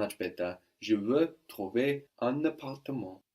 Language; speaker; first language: French; non-native, fluent; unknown